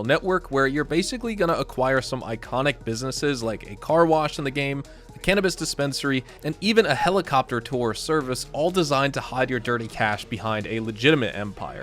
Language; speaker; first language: English; native; English